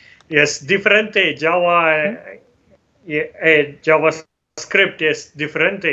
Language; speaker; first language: Spanish; non-native, learner; Tamil